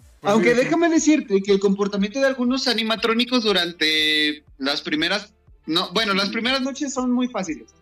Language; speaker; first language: Spanish; native; Spanish